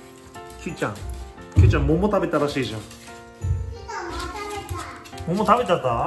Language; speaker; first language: Japanese; native; Japanese